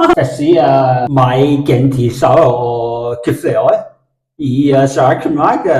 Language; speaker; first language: Welsh; non-native, learner; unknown